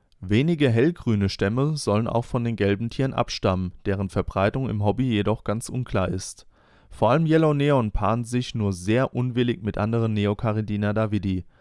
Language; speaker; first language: German; native; German